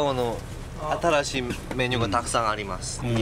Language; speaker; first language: Japanese; non-native, learner; Korean